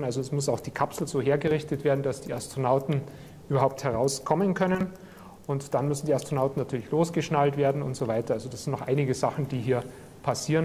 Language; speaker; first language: German; native; German